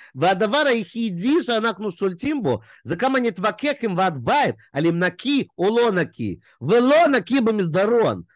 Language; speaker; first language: Hebrew; non-native, fluent; Russian